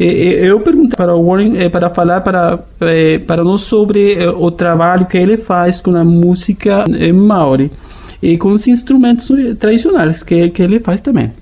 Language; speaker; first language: Portuguese; non-native, fluent; Spanish